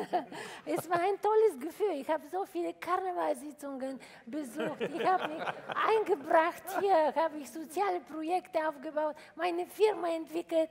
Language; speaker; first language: German; non-native, fluent; Bulgarian